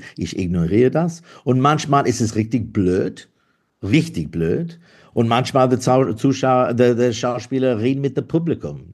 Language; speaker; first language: German; non-native, fluent; English